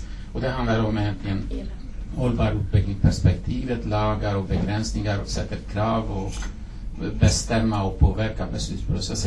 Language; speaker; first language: Swedish; non-native, fluent; Kurdish